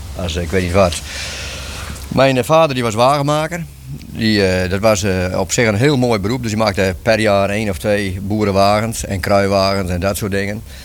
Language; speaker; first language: Dutch; non-native, local second language; Western Frisian